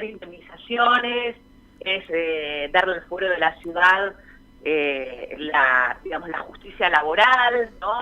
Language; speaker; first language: Spanish; native; Spanish